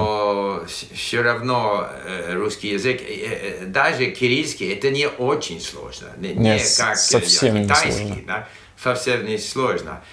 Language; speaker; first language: Russian; non-native, fluent; English